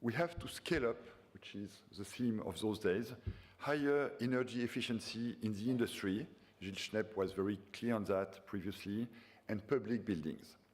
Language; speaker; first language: English; non-native, fluent; French